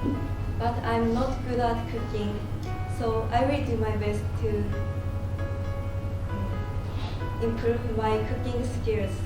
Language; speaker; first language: English; non-native, learner; Japanese